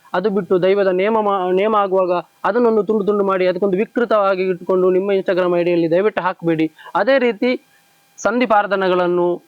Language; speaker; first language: Kannada; non-native, local second language; Tulu